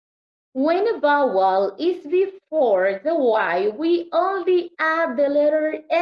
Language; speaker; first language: English; non-native, learner; Spanish